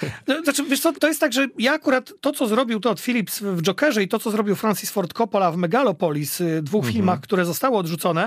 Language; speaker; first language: Polish; native; Polish